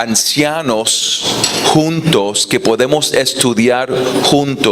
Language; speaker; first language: Spanish; non-native, fluent; English